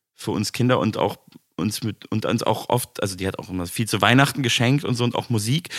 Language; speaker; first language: German; native; German